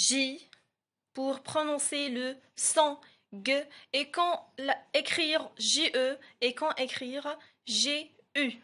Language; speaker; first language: French; non-native, local second language; Arabic